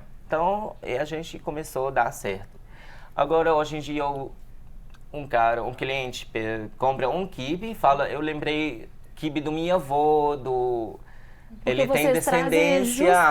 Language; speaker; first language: Portuguese; non-native, learner; Arabic